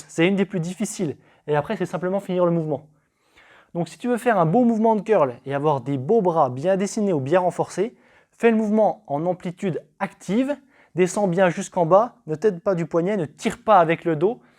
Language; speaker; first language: French; native; French